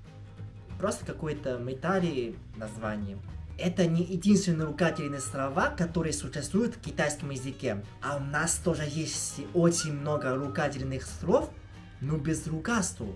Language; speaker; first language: Russian; non-native, fluent; Chinese